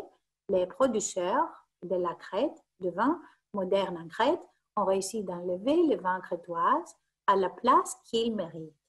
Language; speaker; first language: French; non-native, fluent; Greek